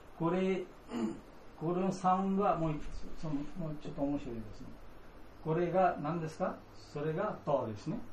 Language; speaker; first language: Japanese; non-native, learner; Bangla